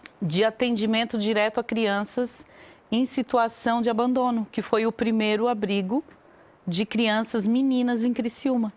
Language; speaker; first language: Portuguese; native; Portuguese